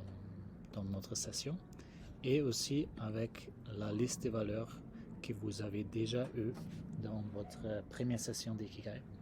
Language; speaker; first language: French; non-native, fluent; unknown